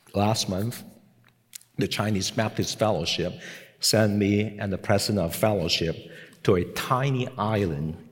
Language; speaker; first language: English; non-native, local second language; Cantonese